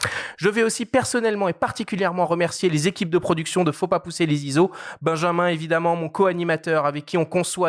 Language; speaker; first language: French; native; French